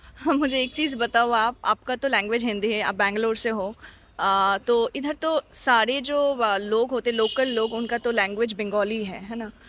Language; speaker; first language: Hindi; non-native, local second language; Bangla